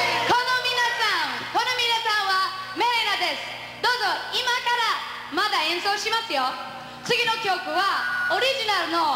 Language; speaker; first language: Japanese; non-native, learner; English